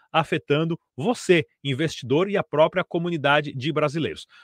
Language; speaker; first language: Portuguese; native; Portuguese